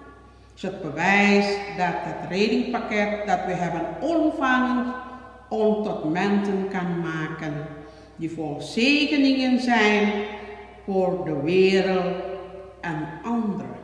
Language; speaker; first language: Dutch; non-native, learner; Indonesian